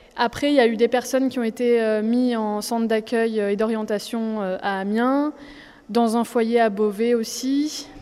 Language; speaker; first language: French; native; French